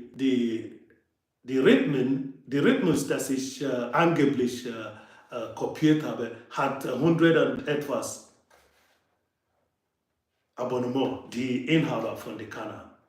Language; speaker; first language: German; non-native, fluent; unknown